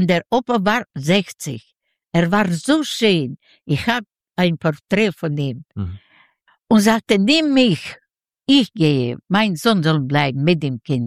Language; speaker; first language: German; non-native, learner; Yiddish